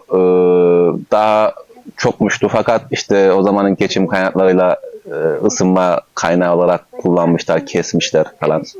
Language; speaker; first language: Turkish; native; Turkish